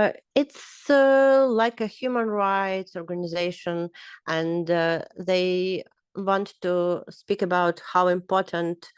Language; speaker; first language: English; non-native, learner; Ukrainian